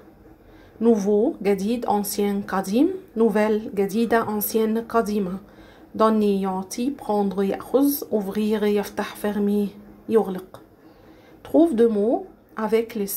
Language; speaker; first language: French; non-native, fluent; Arabic